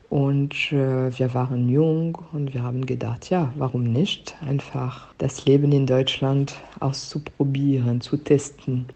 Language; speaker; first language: German; non-native, fluent; French